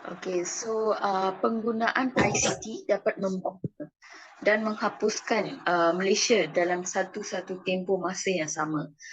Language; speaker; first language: Malay; non-native, local second language; Tamil